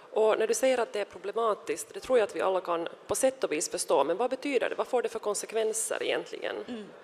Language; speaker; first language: Swedish; native; Swedish